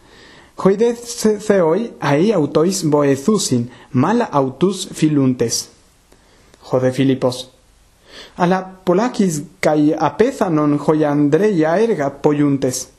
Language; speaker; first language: Greek; non-native, fluent; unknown